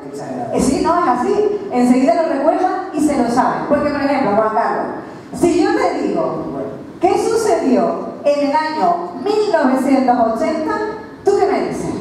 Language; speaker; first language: Spanish; native; Spanish